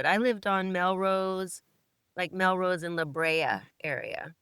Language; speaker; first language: English; native; English